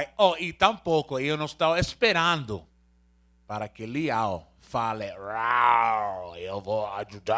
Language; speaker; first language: Portuguese; non-native, learner; Spanish